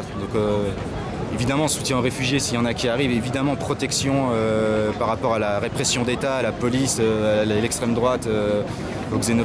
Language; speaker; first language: French; native; French